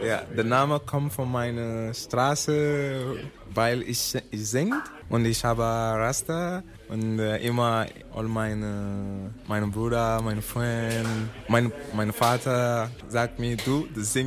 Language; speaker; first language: German; non-native, learner; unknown